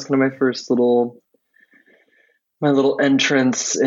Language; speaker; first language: English; native; English